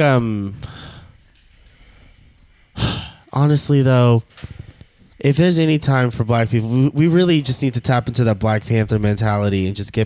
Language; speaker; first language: English; native; English